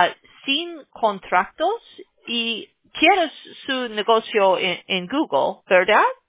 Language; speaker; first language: Spanish; non-native, learner; English